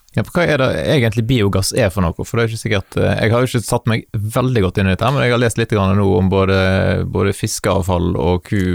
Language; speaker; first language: Norwegian; native; Norwegian